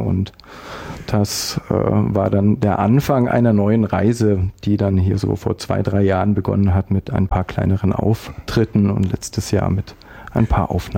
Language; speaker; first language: German; native; German